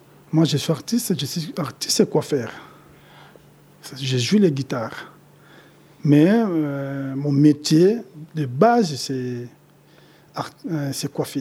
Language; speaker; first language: French; non-native, local second language; Lingala